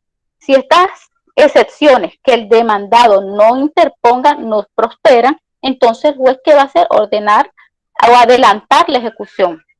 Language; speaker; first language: Spanish; native; Spanish